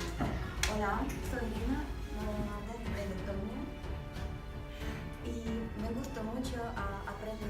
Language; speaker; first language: Spanish; non-native, learner; Latvian